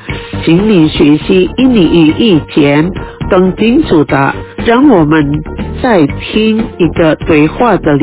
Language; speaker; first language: Chinese; early bilingual, heritage; Chinese